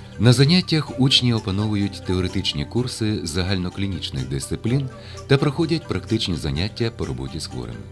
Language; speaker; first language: Ukrainian; native; Ukrainian